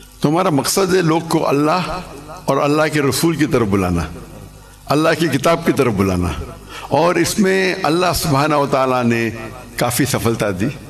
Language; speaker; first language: Urdu; non-native, local second language; English